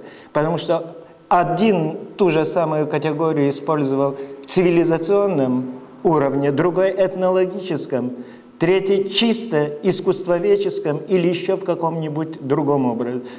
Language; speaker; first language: Russian; non-native, fluent; Lithuanian